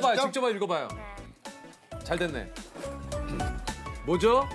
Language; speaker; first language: Korean; native; Korean